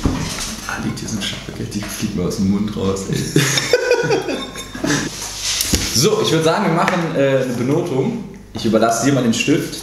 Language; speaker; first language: German; native; German